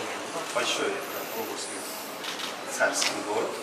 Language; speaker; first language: Russian; non-native, learner; Mongolian